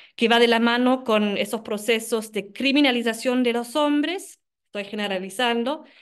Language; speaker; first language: Spanish; non-native, fluent; German